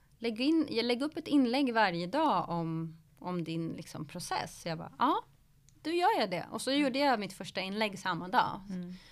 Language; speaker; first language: Swedish; early bilingual, other home language; Arabic